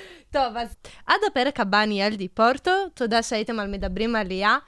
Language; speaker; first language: Hebrew; non-native, fluent; Italian